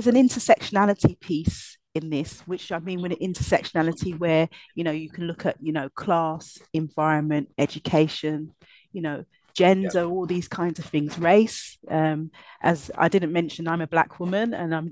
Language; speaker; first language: English; native; English